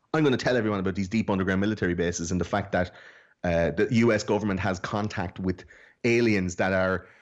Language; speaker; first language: English; native; English